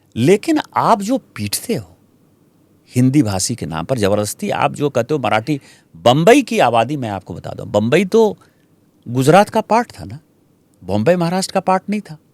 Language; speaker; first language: Hindi; native; Hindi